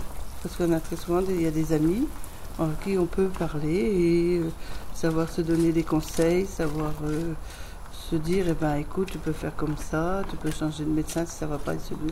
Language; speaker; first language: French; native; French